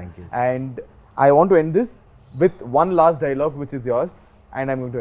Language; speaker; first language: Telugu; native; Telugu